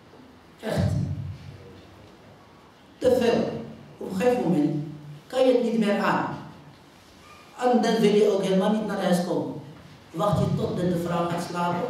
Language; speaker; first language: Dutch; non-native, fluent; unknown